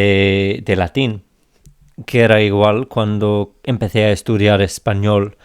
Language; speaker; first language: Spanish; non-native, fluent; English